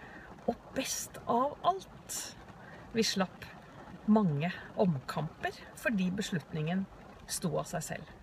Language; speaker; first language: Norwegian; native; Norwegian